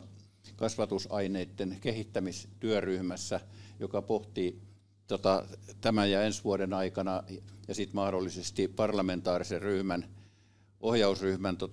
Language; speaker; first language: Finnish; native; Finnish